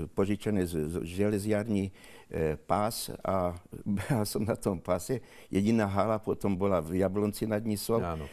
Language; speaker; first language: Slovak; native; Slovak